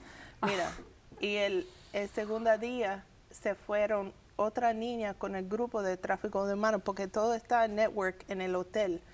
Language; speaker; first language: Spanish; early bilingual, heritage; English